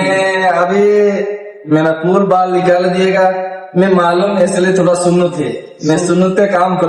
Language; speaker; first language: Hindi; non-native, learner; Bangla